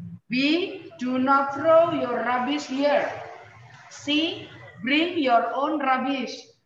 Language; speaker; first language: English; non-native, fluent; Indonesian